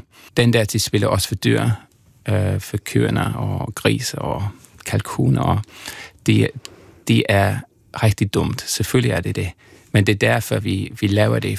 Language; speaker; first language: Danish; non-native, fluent; English